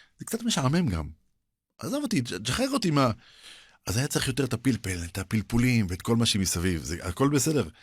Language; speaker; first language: Hebrew; early bilingual, other home language; Arabic